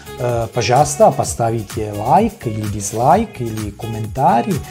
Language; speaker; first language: Russian; non-native, learner; Italian